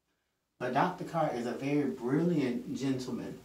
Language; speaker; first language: English; native; English